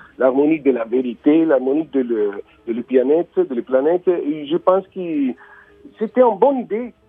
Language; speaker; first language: French; non-native, learner; Italian